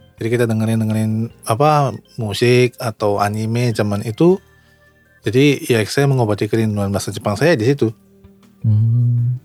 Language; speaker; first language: Indonesian; native; Indonesian